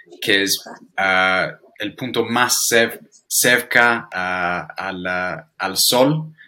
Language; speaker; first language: Spanish; non-native, learner; English